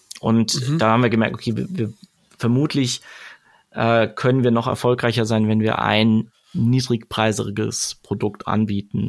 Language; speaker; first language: German; native; German